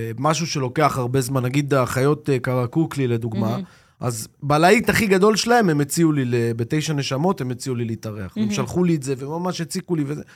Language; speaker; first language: Hebrew; native; Hebrew